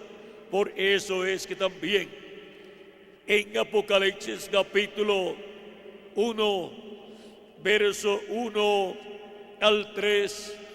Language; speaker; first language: Spanish; native; Spanish